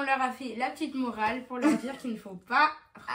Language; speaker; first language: French; native; French